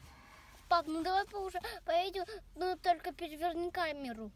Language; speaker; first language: Russian; early bilingual, heritage; Russian